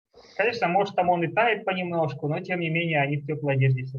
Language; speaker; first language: Russian; native; Russian